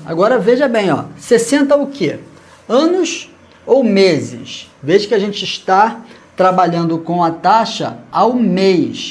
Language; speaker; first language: Portuguese; native; Portuguese